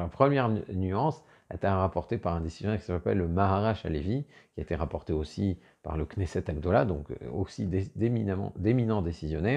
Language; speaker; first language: French; native; French